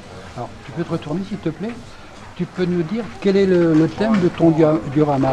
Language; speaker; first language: French; native; French